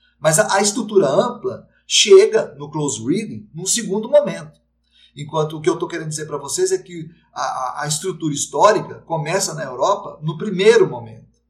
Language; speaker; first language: Portuguese; native; Portuguese